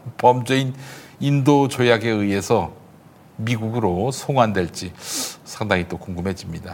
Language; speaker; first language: Korean; native; Korean